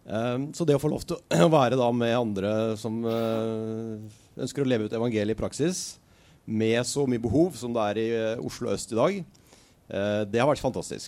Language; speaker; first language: Norwegian; native; Norwegian